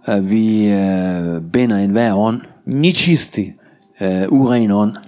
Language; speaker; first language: Danish; non-native, learner; Russian